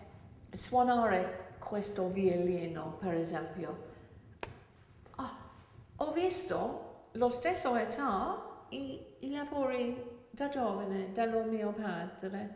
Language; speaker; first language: Italian; non-native, fluent; English